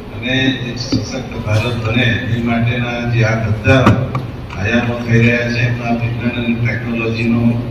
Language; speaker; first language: Gujarati; native; Gujarati